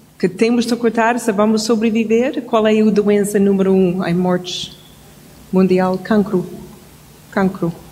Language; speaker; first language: Portuguese; non-native, fluent; English